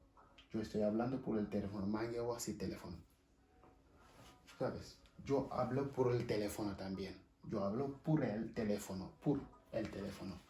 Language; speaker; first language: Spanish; non-native, fluent; Wolof